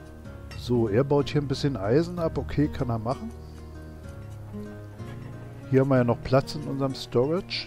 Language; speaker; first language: German; native; German